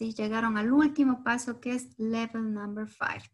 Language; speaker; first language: Spanish; native; Spanish